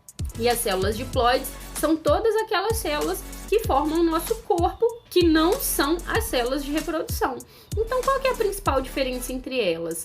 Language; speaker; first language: Portuguese; native; Portuguese